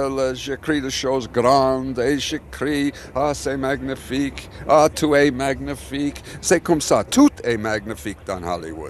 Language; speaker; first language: French; non-native, learner; English